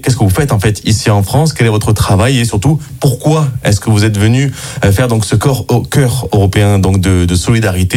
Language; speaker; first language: French; native; French